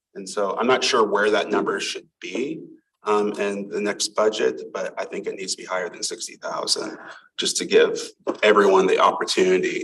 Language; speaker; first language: English; native; English